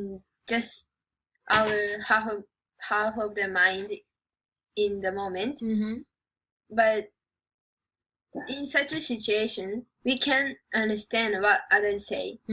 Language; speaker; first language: English; non-native, learner; Japanese